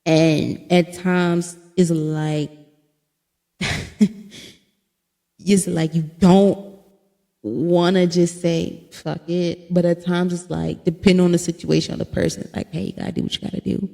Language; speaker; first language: English; native; English